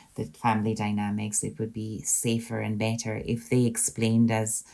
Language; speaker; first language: English; non-native, local second language; Hindi